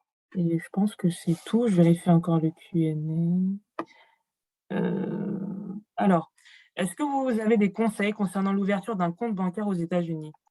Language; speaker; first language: French; native; French